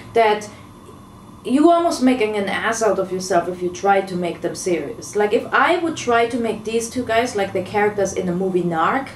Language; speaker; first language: English; non-native, fluent; German